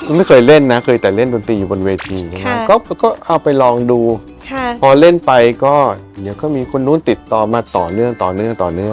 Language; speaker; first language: Thai; early bilingual, heritage; Thai